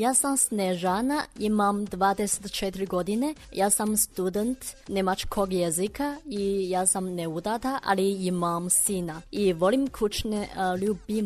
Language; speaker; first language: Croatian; non-native, learner; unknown